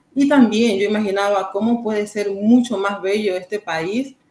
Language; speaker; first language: Spanish; native; Spanish